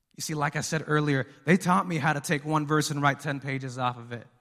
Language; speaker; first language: English; early bilingual, other home language; Spanish